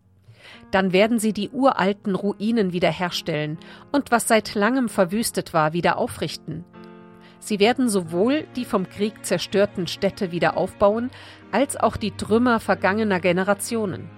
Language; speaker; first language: German; native; German